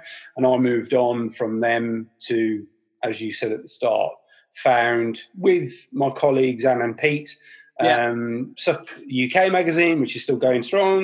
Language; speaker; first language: English; native; English